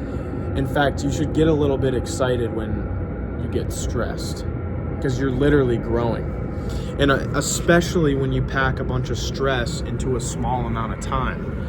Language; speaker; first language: English; native; English